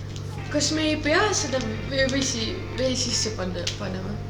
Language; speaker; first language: Estonian; non-native, local second language; Russian